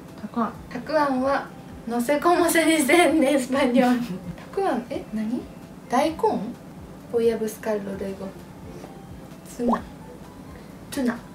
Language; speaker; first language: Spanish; non-native, learner; Japanese